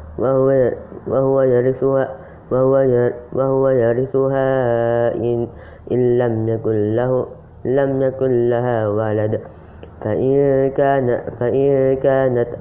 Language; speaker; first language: Arabic; non-native, learner; Indonesian